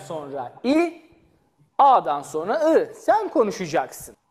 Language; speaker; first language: Turkish; non-native, fluent; Ukrainian